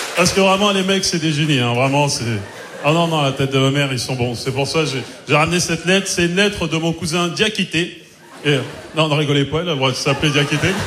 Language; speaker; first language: French; early bilingual, other home language; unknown